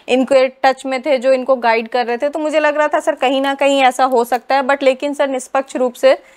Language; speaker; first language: Hindi; native; Hindi